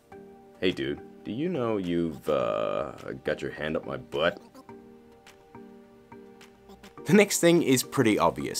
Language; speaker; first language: English; native; English